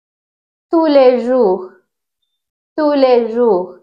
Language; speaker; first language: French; non-native, fluent; Tamil